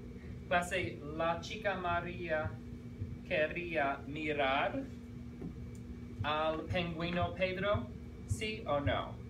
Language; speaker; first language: Spanish; non-native, fluent; English